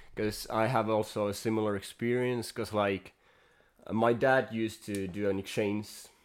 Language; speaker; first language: English; non-native, fluent; Finnish